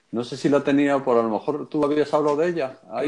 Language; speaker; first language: Spanish; native; Spanish